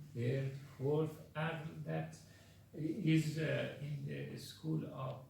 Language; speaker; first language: English; non-native, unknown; Persian